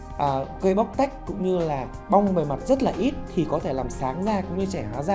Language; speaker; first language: Vietnamese; native; Vietnamese